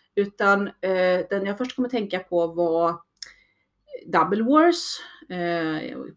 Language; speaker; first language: Swedish; native; Swedish